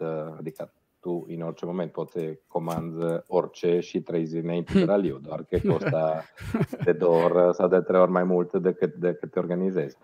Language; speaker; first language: Romanian; non-native, fluent; Italian